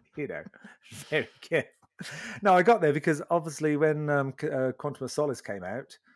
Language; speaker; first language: English; native; English